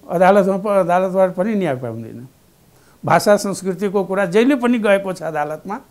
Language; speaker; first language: Nepali; non-native, local second language; Maithili